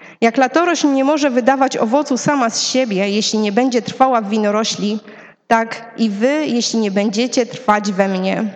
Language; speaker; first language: Polish; native; Polish